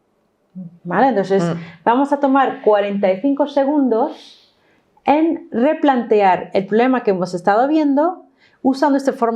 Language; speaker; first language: Spanish; non-native, fluent; English